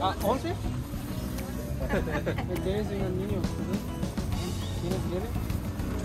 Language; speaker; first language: Spanish; native; Spanish